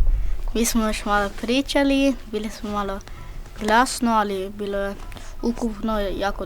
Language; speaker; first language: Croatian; early bilingual, heritage; Croatian